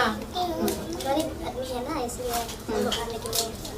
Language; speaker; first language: Hindi; non-native, local second language; Garo